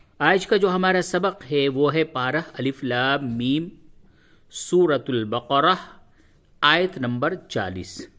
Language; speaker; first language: Urdu; native; Urdu